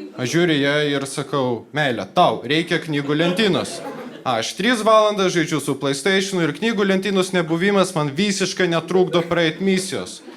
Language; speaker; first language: Lithuanian; non-native, local second language; Polish